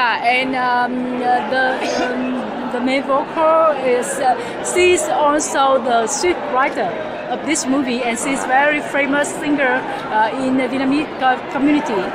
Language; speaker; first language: English; non-native, learner; Vietnamese